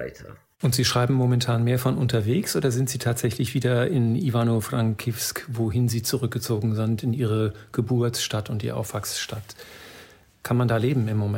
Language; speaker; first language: German; native; German